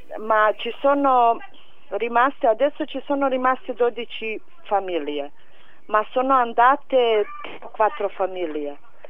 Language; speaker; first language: Italian; non-native, fluent; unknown